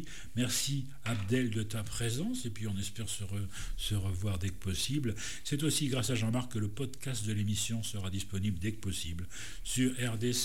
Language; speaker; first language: French; native; French